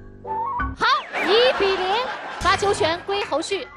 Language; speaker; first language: Chinese; native; Chinese